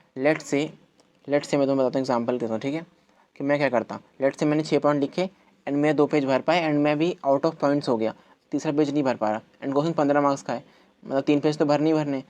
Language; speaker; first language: Hindi; native; Hindi